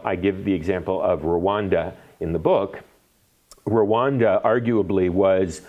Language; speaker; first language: English; native; English